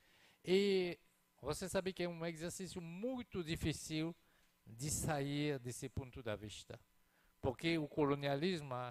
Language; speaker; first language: Portuguese; non-native, fluent; French